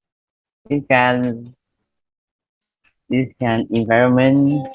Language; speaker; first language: English; non-native, learner; Vietnamese